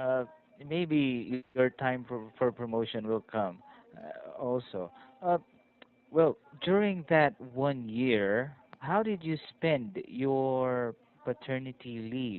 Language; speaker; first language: English; non-native, fluent; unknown